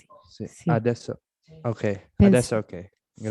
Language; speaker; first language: Italian; non-native, fluent; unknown